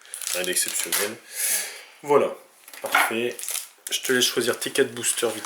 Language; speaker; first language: French; native; French